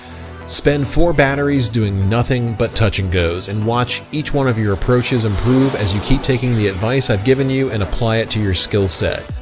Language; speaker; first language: English; native; English